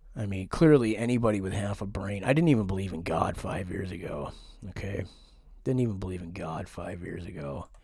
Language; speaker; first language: English; native; English